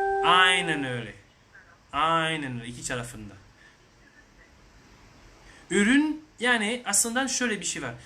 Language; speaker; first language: Turkish; non-native, learner; French